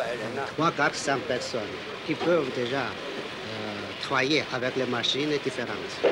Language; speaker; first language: French; non-native, fluent; Chinese